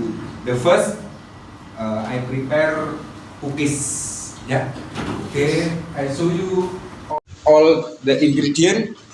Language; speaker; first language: English; non-native, learner; Indonesian